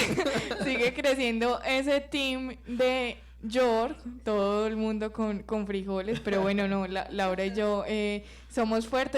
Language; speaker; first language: Spanish; native; Spanish